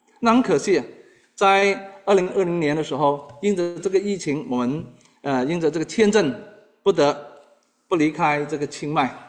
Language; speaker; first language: Chinese; native; Chinese